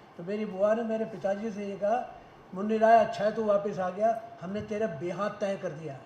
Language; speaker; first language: Hindi; native; Hindi